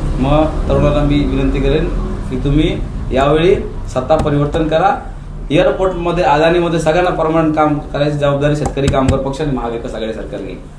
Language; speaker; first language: Marathi; non-native, local second language; Hindi